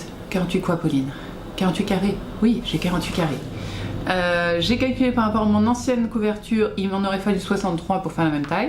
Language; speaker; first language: French; native; French